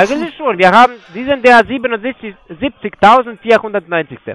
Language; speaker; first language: German; non-native, fluent; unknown